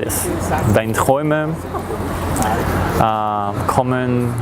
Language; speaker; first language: German; non-native, learner; Spanish